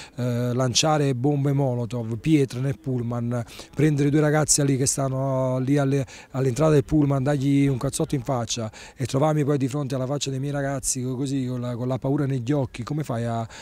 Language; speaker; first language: Italian; native; Italian